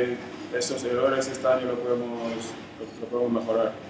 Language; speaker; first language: Spanish; non-native, fluent; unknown